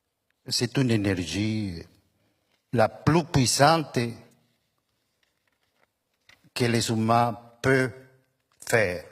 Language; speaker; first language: French; non-native, fluent; Spanish